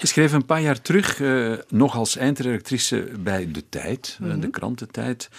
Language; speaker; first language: Dutch; native; Dutch